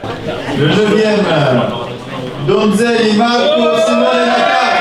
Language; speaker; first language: French; native; French